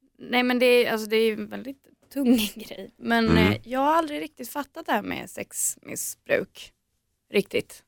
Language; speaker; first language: Swedish; native; Swedish